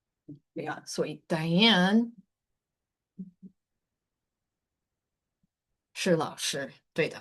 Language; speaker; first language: Chinese; non-native, fluent; English